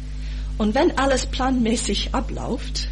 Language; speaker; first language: German; non-native, fluent; English